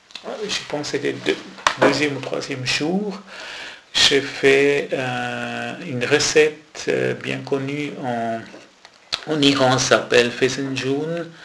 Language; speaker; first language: French; non-native, local second language; German